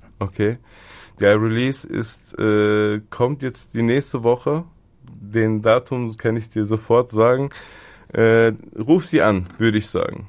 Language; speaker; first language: German; early bilingual, other home language; Turkish